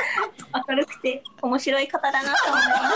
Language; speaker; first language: Japanese; non-native, fluent; Thai